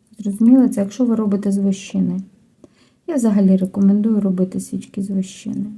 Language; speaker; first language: Ukrainian; non-native, local second language; Russian